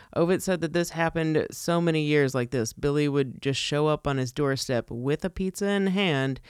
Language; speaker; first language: English; early bilingual, other home language; Italian